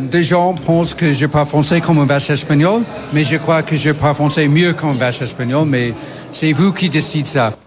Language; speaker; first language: French; non-native, learner; English